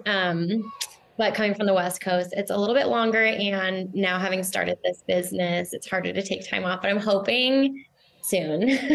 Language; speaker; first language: English; native; English